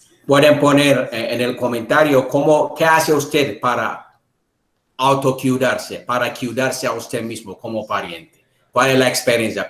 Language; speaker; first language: Spanish; non-native, learner; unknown